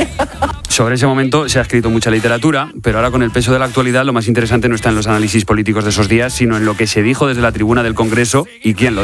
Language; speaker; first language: Spanish; native; Spanish